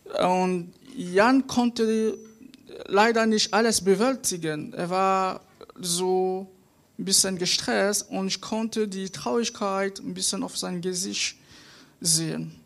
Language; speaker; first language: German; non-native, fluent; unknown